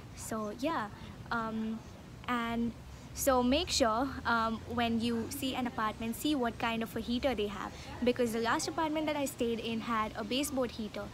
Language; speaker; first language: English; non-native, local second language; Hindi